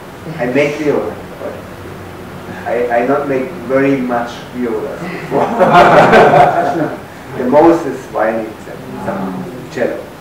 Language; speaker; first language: English; non-native, fluent; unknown